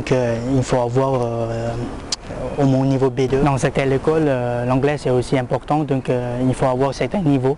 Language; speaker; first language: French; non-native, fluent; Lao